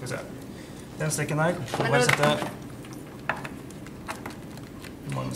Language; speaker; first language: Norwegian; native; Norwegian